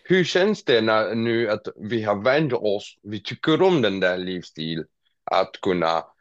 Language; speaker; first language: Swedish; non-native, fluent; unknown